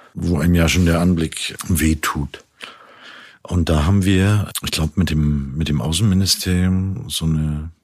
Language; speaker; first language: German; native; German